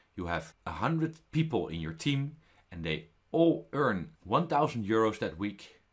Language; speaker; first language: English; non-native, fluent; Dutch